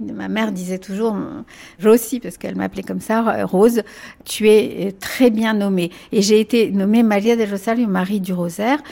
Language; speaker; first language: French; early bilingual, other home language; Spanish